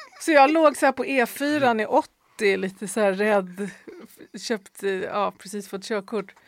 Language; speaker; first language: Swedish; native; Swedish